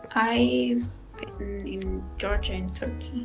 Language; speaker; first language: English; non-native, fluent; Russian